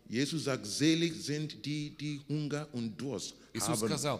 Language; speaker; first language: German; non-native, learner; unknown